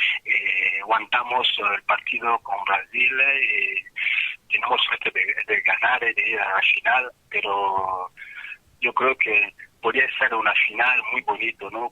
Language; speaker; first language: Spanish; non-native, fluent; French